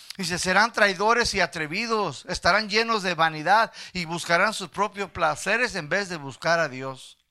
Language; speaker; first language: Spanish; early bilingual, heritage; Spanish